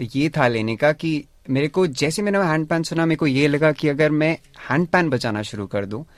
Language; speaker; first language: Hindi; native; Hindi